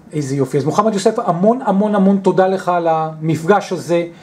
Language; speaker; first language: Hebrew; native; Hebrew